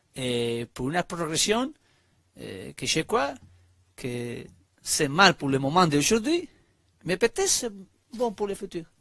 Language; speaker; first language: French; non-native, learner; Spanish